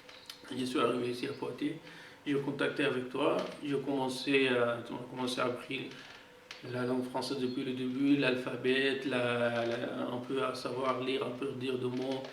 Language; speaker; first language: French; non-native, fluent; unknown